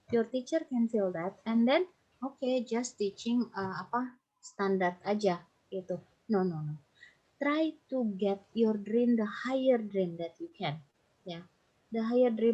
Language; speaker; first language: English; non-native, fluent; Indonesian